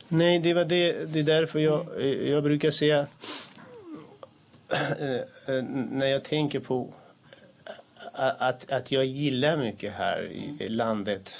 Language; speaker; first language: Swedish; non-native, fluent; Kurdish